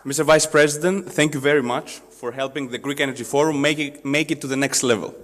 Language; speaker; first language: English; non-native, fluent; Greek